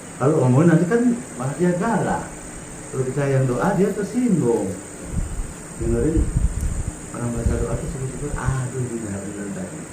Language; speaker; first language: Indonesian; non-native, local second language; Javanese